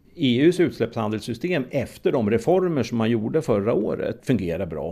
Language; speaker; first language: Swedish; native; Swedish